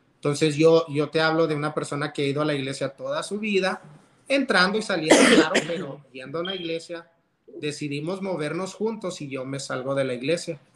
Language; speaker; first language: Spanish; early bilingual, heritage; Spanish